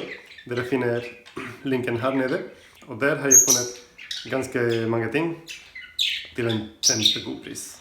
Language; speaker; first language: Norwegian; non-native, learner; Spanish